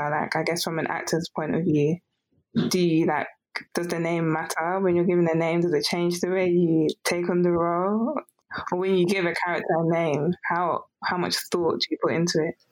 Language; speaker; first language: English; native; English